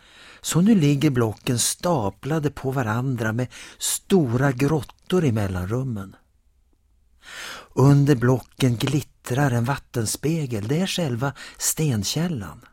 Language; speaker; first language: Swedish; native; Swedish